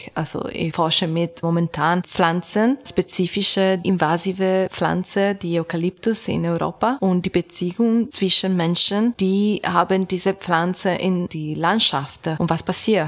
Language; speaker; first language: German; non-native, learner; Italian